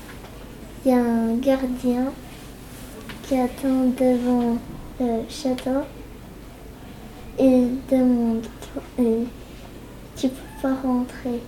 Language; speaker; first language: French; non-native, learner; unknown